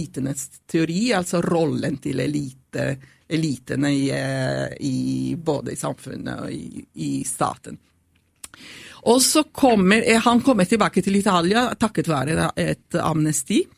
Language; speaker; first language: Swedish; non-native, fluent; Italian